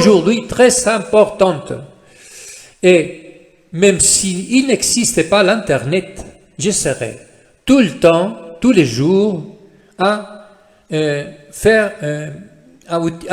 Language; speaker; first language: French; non-native, fluent; Spanish